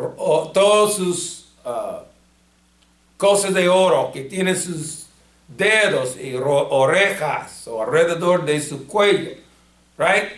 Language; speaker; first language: Spanish; non-native, fluent; English